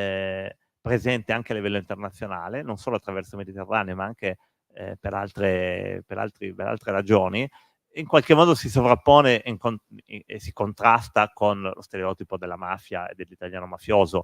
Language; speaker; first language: Italian; native; Italian